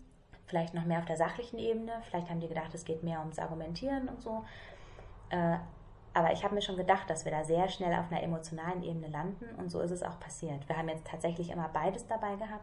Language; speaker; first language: German; native; German